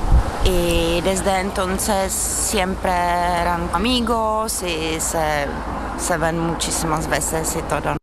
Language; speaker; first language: Spanish; non-native, fluent; Czech